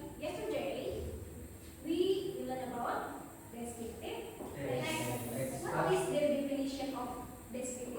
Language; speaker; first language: English; non-native, fluent; Indonesian